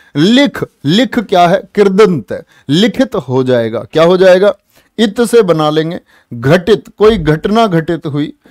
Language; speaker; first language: Hindi; native; Hindi